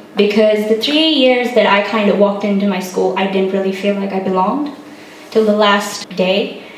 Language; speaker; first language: English; non-native, local second language; Hindi